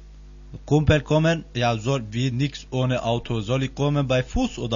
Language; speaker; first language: German; non-native, learner; Turkish